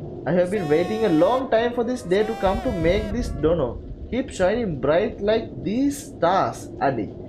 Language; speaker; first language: English; non-native, local second language; Sinhala